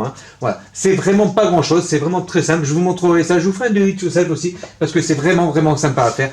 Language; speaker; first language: French; native; French